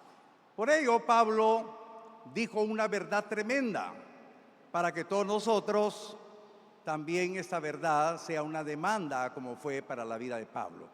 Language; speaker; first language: Spanish; native; Spanish